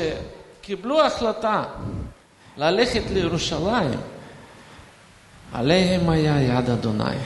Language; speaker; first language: Hebrew; non-native, fluent; Russian